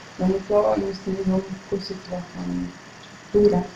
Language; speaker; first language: Spanish; non-native, learner; Arabic